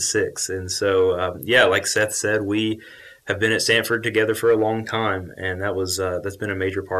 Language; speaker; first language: English; native; English